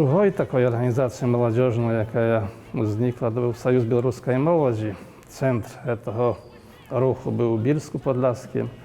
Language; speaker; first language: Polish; non-native, local second language; Belarusian